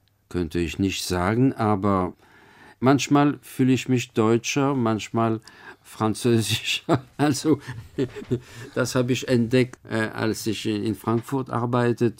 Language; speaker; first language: German; non-native, fluent; French